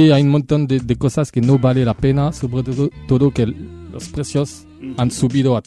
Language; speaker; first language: Spanish; non-native, fluent; French